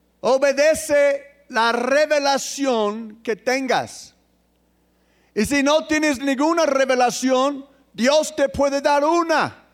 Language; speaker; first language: Spanish; non-native, fluent; English